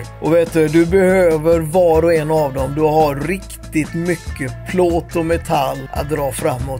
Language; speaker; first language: Swedish; native; Swedish